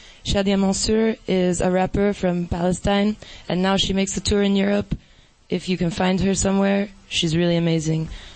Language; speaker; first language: English; native; English